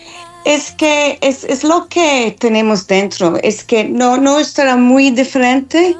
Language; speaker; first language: Spanish; non-native, fluent; English